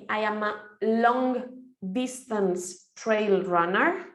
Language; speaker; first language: English; non-native, fluent; Spanish